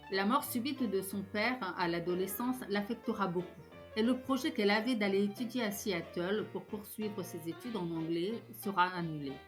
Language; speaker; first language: French; native; French